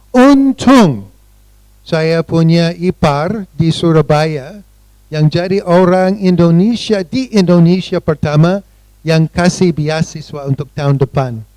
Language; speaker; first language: Indonesian; non-native, fluent; English